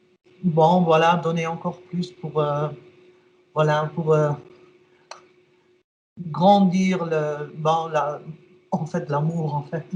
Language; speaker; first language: French; non-native, fluent; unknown